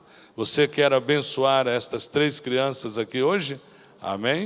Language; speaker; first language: Portuguese; native; Portuguese